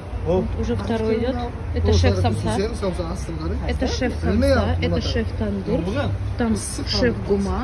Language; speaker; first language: Russian; native; Russian